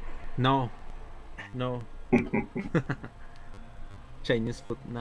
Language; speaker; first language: English; non-native, learner; Spanish